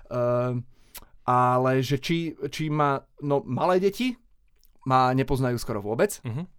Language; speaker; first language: Slovak; native; Slovak